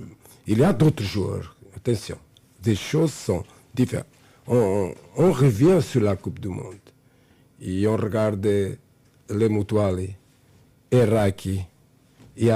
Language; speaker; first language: French; non-native, fluent; Portuguese